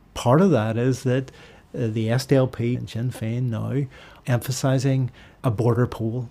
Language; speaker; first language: English; native; English